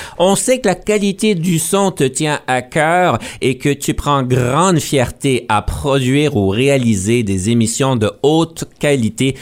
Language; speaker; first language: French; native; French